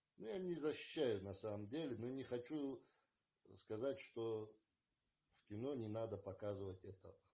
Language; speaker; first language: Russian; native; Russian